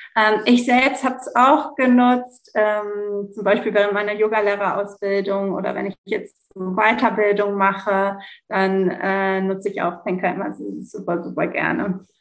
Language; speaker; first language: German; early bilingual, heritage; German